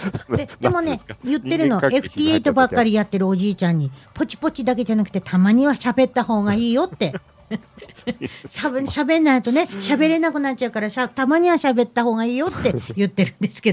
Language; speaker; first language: Japanese; native; Japanese